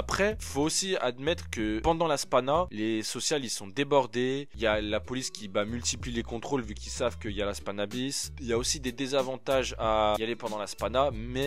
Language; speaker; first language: French; native; French